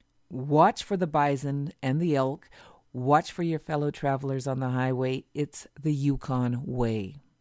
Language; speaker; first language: English; native; English